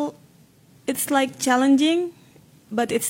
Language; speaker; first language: English; non-native, fluent; Indonesian